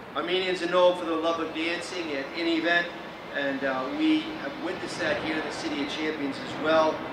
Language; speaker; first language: English; native; English